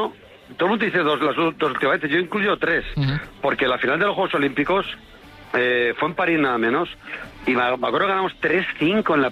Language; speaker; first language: Spanish; native; Spanish